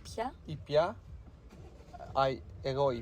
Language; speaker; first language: Greek; non-native, learner; Turkish